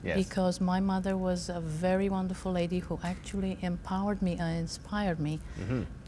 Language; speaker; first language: English; non-native, fluent; Romanian